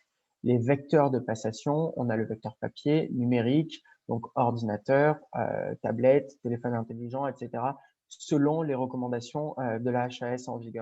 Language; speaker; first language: French; native; French